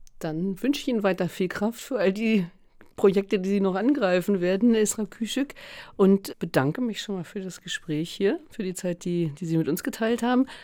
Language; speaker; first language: German; native; German